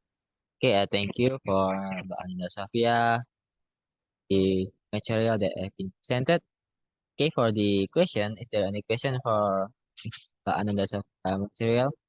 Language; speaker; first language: English; non-native, learner; Indonesian